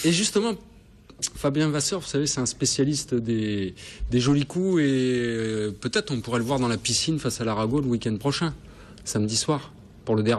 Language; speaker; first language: French; native; French